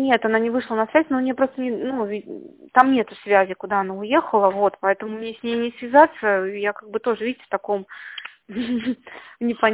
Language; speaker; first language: Russian; native; Russian